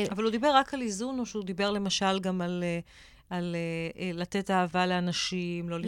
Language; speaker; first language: Hebrew; native; Hebrew